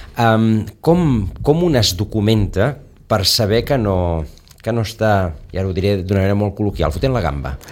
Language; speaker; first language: Catalan; native; Catalan